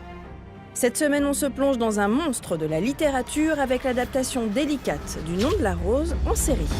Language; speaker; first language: French; native; French